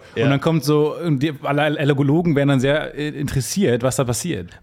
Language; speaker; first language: German; native; German